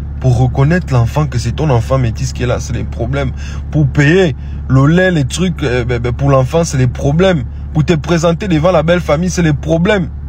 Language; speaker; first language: French; non-native, local second language; Arabic